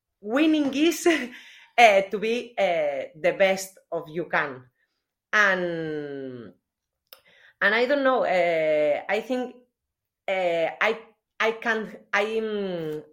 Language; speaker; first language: English; non-native, learner; Spanish